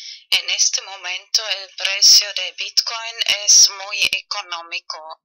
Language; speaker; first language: Spanish; non-native, fluent; German